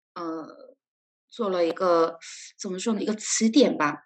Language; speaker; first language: Chinese; non-native, fluent; Korean